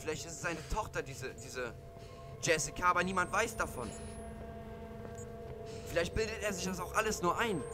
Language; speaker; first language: German; native; German